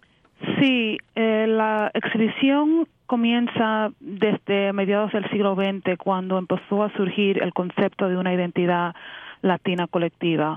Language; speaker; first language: Spanish; early bilingual, heritage; Spanish